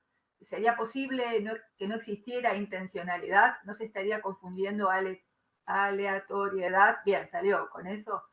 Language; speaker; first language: Spanish; native; Spanish